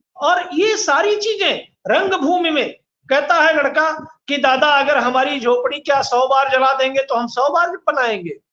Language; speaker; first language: Hindi; native; Hindi